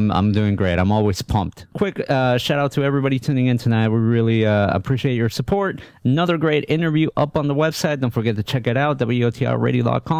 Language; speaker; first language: English; native; English